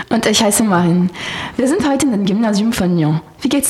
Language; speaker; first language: German; non-native, learner; French